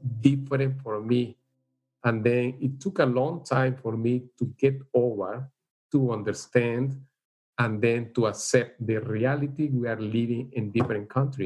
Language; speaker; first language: English; non-native, learner; Spanish